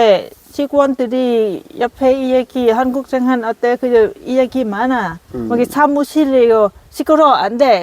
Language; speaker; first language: Korean; non-native, learner; Lao